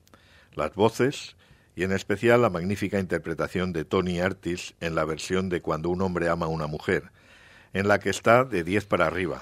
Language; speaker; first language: Spanish; native; Spanish